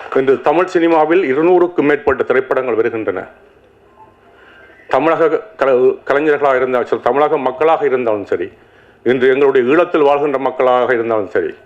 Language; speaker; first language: Tamil; native; Tamil